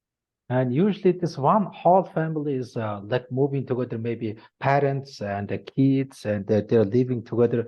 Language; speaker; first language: English; non-native, learner; Mongolian